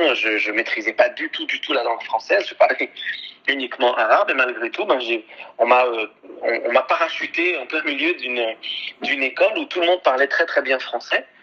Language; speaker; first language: French; early bilingual, other home language; Arabic